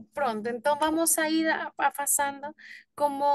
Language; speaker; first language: Portuguese; non-native, learner; Spanish